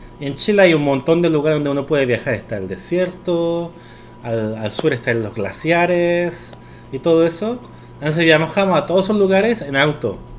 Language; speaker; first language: Spanish; early bilingual, other home language; Korean